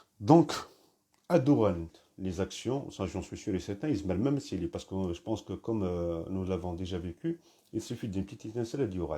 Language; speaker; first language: French; non-native, local second language; Kabyle